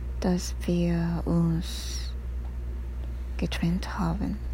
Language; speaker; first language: German; non-native, learner; Japanese